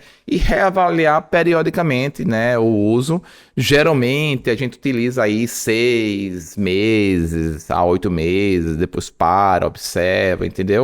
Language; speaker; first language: Portuguese; native; Portuguese